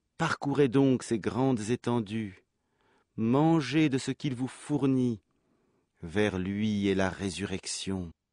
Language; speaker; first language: French; native; French